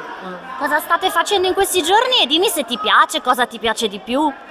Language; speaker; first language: Italian; native; Italian